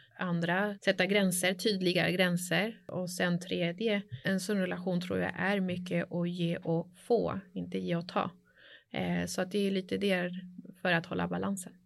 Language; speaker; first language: Swedish; early bilingual, other home language; Spanish